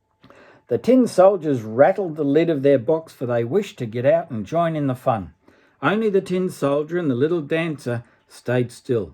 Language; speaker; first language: English; native; English